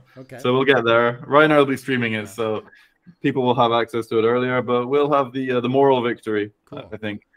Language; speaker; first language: English; native; English